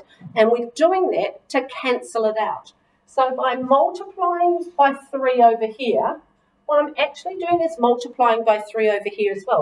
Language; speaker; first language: English; native; English